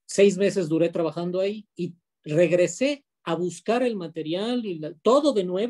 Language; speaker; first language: Spanish; native; Spanish